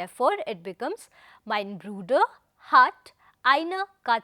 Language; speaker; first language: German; non-native, fluent; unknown